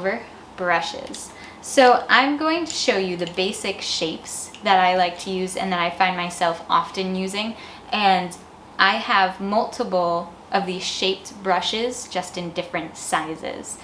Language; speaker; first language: English; native; English